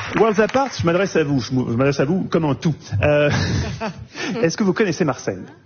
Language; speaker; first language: French; native; French